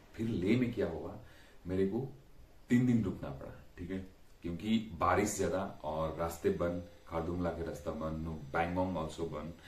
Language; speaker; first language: Hindi; non-native, local second language; Nepali